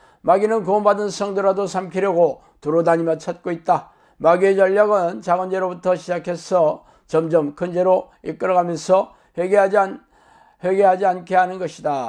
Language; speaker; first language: Korean; native; Korean